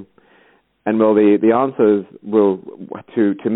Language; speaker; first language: English; native; English